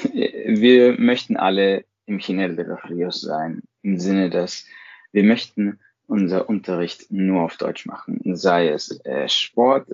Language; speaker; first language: German; non-native, fluent; Spanish